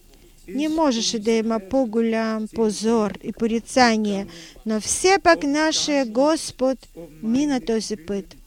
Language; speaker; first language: Bulgarian; non-native, fluent; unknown